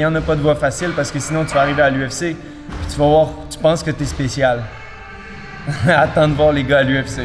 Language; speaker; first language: French; native; French